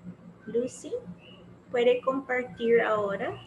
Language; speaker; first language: Spanish; non-native, fluent; English